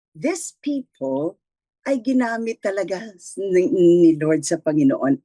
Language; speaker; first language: Filipino; non-native, local second language; Hiligaynon